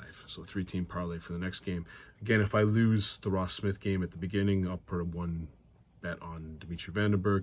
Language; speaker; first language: English; native; English